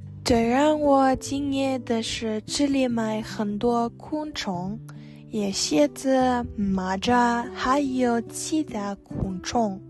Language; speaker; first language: Chinese; non-native, learner; Russian